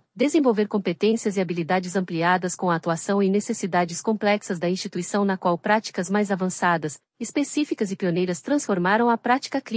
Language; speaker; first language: Portuguese; native; Portuguese